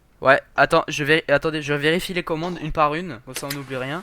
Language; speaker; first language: French; native; French